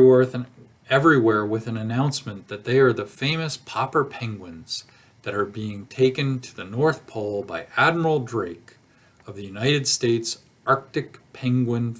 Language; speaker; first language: English; native; English